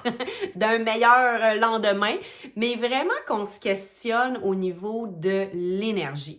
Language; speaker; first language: French; native; French